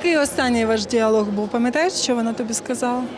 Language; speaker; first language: Ukrainian; native; Ukrainian